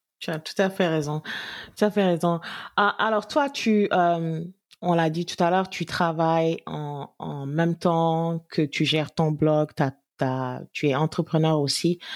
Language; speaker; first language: French; non-native, local second language; Wolof